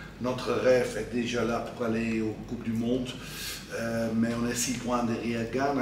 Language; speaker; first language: French; non-native, fluent; Dutch